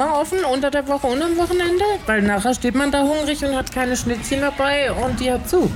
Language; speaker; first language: German; native; German